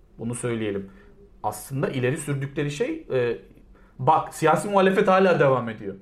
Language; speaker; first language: Turkish; native; Turkish